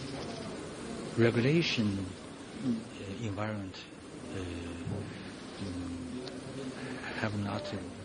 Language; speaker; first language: English; non-native, learner; Chinese